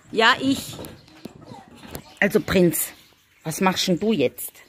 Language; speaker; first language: German; native; German